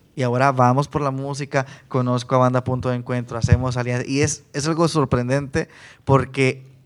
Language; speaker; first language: Spanish; native; Spanish